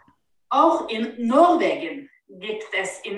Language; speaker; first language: German; non-native, fluent; Norwegian